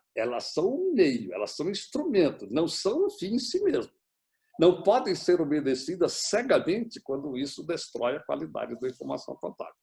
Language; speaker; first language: Portuguese; native; Portuguese